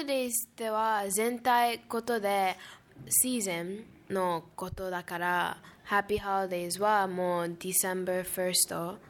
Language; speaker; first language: Japanese; early bilingual, heritage; Japanese